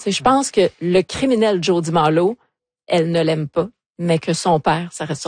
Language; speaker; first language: French; native; French